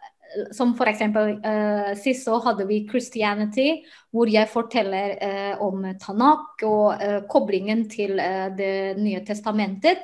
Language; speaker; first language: Norwegian; non-native, fluent; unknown